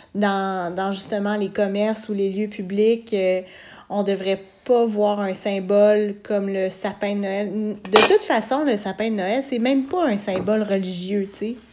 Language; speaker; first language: French; native; French